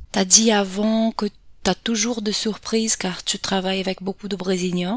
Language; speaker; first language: French; non-native, fluent; Portuguese